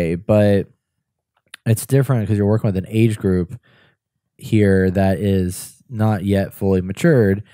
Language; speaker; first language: English; native; English